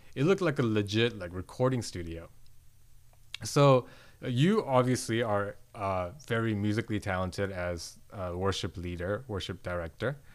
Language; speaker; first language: English; native; English